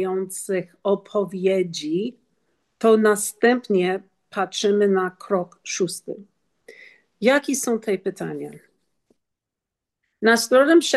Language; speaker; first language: Polish; non-native, learner; English